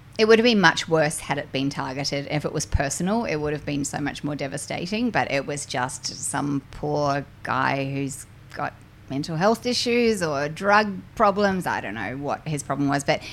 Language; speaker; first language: English; native; English